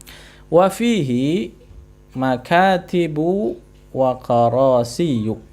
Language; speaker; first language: Arabic; non-native, fluent; Indonesian